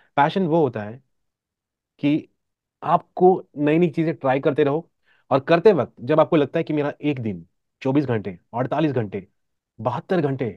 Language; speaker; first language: Hindi; non-native, local second language; Marathi